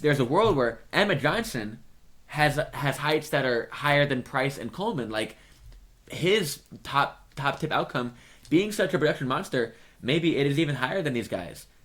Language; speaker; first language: English; native; English